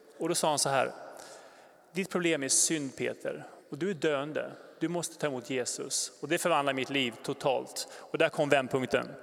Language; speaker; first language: Swedish; native; Swedish